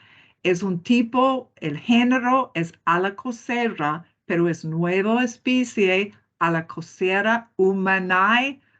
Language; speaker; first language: Spanish; non-native, fluent; English